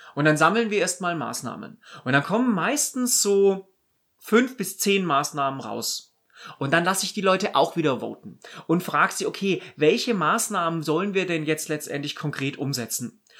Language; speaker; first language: German; native; German